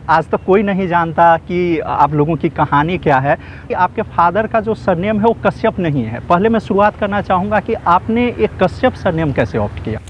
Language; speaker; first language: Hindi; native; Hindi